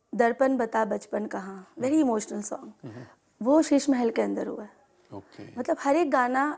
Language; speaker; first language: Hindi; non-native, local second language; Urdu